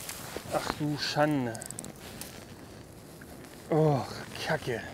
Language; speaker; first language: German; native; German